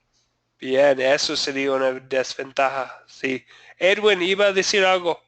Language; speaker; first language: Spanish; non-native, fluent; English